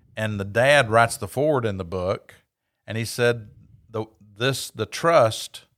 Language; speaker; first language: English; native; English